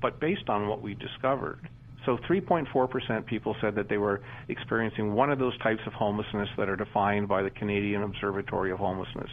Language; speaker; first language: English; native; English